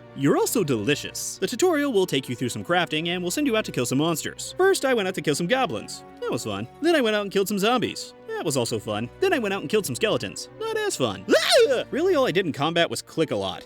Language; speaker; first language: English; native; English